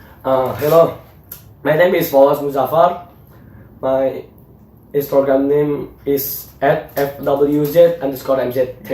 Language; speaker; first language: English; non-native, learner; Indonesian